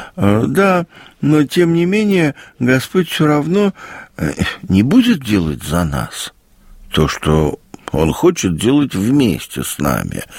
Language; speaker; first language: Russian; native; Russian